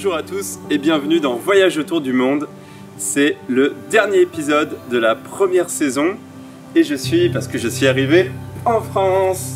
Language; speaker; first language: French; native; French